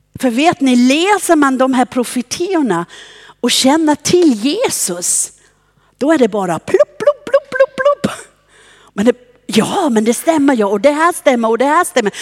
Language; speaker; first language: Swedish; non-native, fluent; German